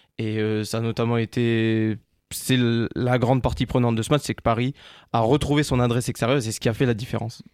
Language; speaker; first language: French; native; French